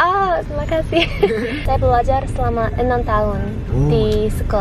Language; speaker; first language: Indonesian; non-native, learner; English